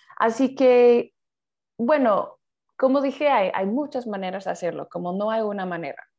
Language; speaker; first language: Spanish; non-native, fluent; English